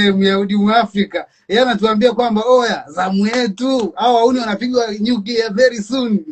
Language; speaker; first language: Swahili; native; Swahili